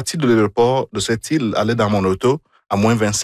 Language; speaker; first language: French; non-native, fluent; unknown